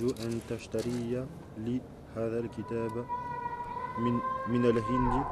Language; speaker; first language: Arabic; non-native, learner; French